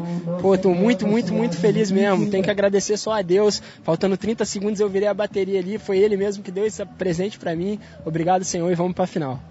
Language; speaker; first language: Portuguese; native; Portuguese